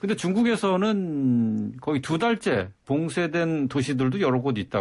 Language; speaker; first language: Korean; native; Korean